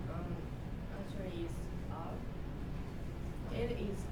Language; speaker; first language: English; non-native, learner; Japanese